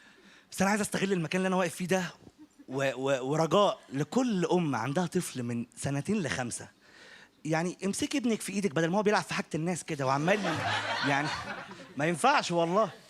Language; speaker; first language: Arabic; native; Arabic